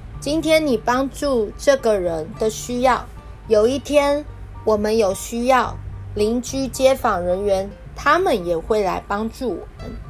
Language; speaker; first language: Chinese; native; Chinese